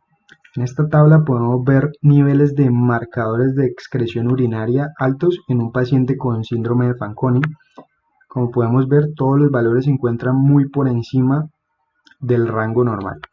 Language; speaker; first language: Spanish; native; Spanish